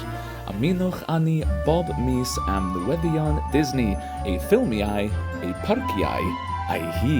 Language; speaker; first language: Welsh; non-native, fluent; English